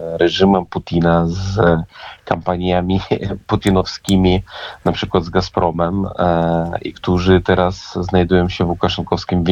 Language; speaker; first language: Polish; non-native, fluent; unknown